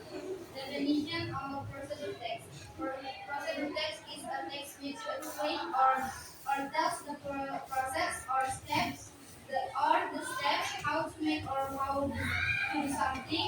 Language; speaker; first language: English; non-native, learner; Indonesian